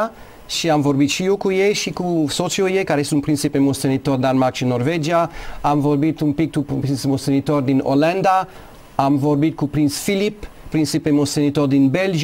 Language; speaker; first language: Romanian; non-native, learner; English